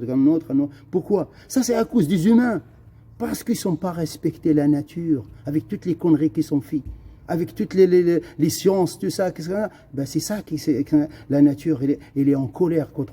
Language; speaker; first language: French; non-native, fluent; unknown